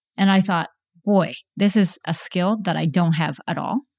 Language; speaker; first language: English; non-native, fluent; Japanese